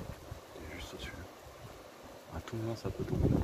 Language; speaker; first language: French; native; French